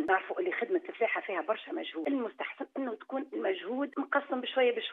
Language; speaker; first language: Arabic; native; Arabic